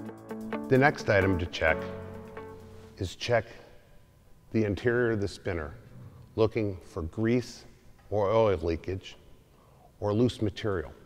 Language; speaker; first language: English; native; English